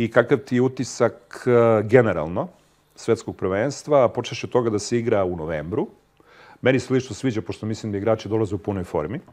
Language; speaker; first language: Serbian; native; Serbian